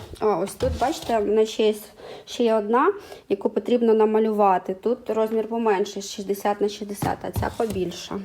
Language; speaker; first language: Ukrainian; non-native, local second language; Russian